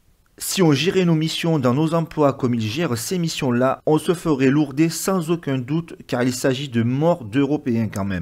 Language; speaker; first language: French; native; French